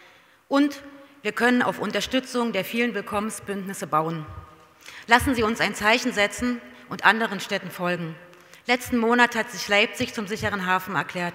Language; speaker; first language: German; native; German